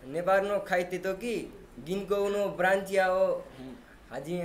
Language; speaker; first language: Japanese; non-native, learner; Nepali